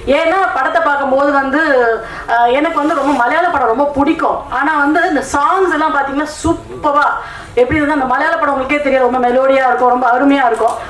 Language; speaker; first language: Tamil; non-native, local second language; Telugu